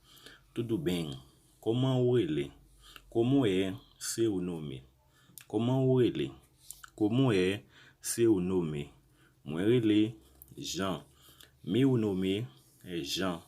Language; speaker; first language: Portuguese; non-native, learner; Haitian Creole